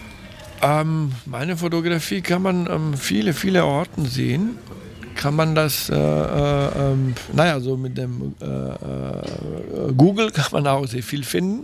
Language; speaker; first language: German; non-native, fluent; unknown